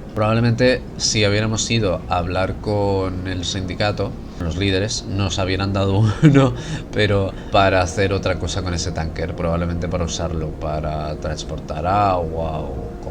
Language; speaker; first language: Spanish; native; Spanish